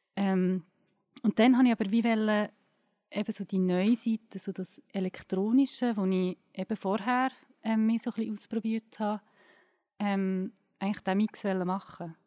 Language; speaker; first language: German; native; German